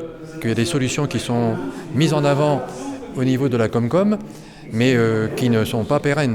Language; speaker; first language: French; native; French